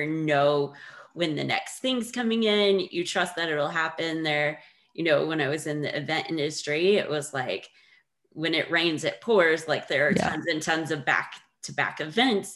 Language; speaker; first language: English; native; English